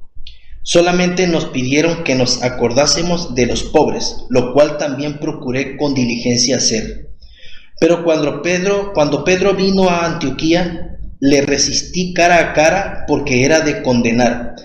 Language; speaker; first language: Spanish; native; Spanish